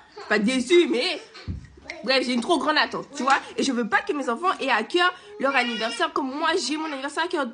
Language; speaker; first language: French; native; French